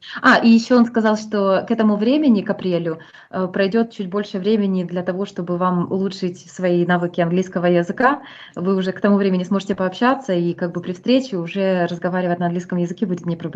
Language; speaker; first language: Russian; native; Russian